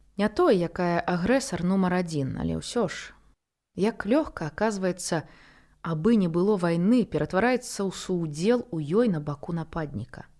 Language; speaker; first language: Belarusian; non-native, local second language; Russian